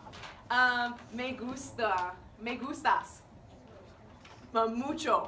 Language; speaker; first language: Spanish; non-native, learner; English